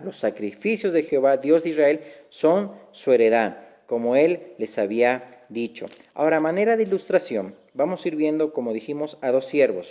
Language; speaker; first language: Spanish; native; Spanish